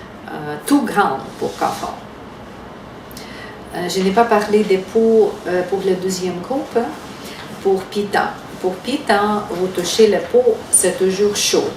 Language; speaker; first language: French; non-native, fluent; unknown